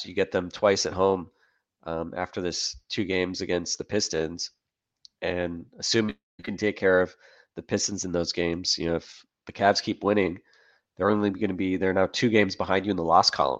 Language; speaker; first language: English; native; English